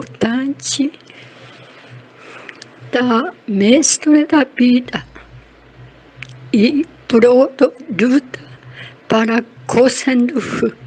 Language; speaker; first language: Portuguese; non-native, learner; Japanese